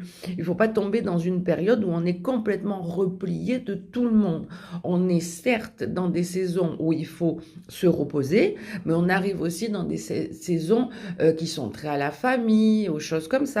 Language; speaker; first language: French; native; French